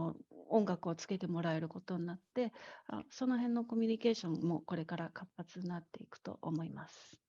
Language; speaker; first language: Japanese; native; Japanese